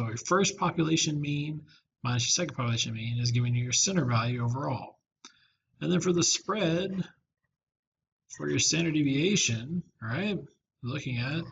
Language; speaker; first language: English; native; English